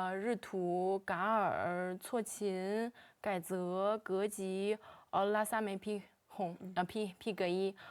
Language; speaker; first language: Hindi; non-native, learner; Chinese